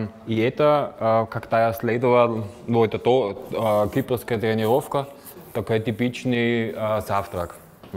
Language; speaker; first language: Russian; non-native, fluent; German